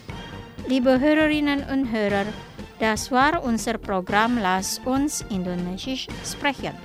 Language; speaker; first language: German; non-native, fluent; Indonesian